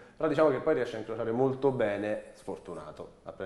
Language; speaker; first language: Italian; native; Italian